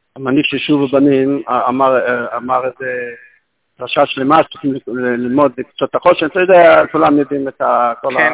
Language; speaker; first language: Hebrew; non-native, local second language; Yiddish